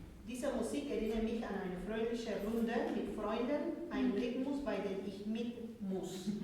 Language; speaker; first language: German; non-native, fluent; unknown